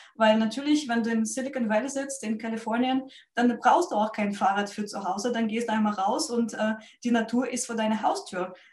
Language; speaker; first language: German; non-native, fluent; Russian